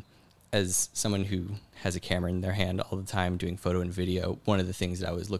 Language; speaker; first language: English; native; English